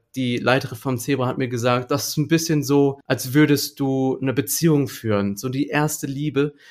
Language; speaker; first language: German; native; German